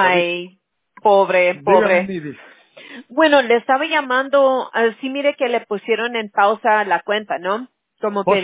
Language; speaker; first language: Spanish; early bilingual, heritage; Spanish